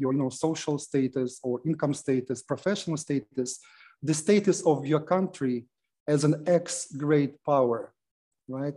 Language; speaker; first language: English; non-native, fluent; Russian